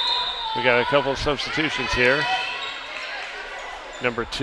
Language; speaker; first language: English; native; English